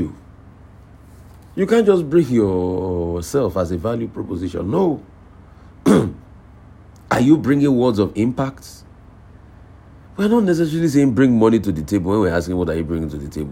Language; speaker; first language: English; non-native, local second language; Yoruba